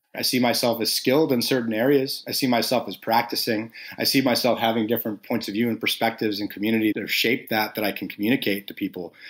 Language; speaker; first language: English; native; English